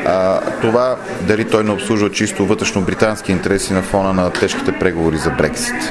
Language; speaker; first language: Bulgarian; native; Bulgarian